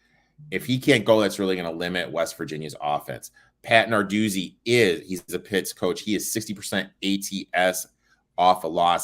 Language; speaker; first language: English; native; English